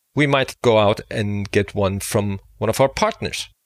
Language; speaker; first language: English; non-native, fluent; Danish